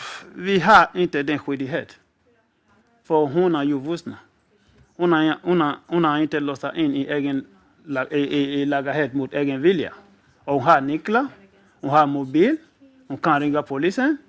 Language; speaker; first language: Swedish; non-native, fluent; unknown